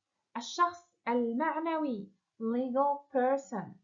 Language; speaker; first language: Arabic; native; Arabic